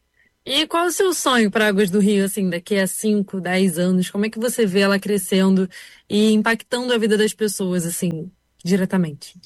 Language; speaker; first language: Portuguese; native; Portuguese